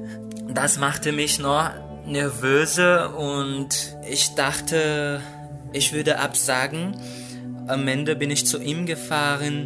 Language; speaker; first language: German; non-native, fluent; Portuguese